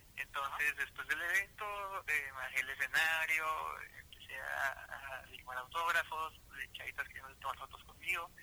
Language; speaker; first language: Spanish; native; Spanish